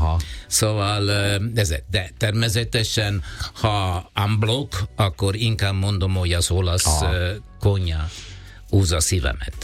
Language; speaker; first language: Hungarian; non-native, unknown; Italian